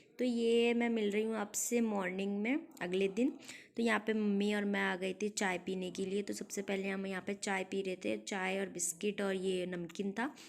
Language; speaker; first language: Hindi; non-native, local second language; Bangla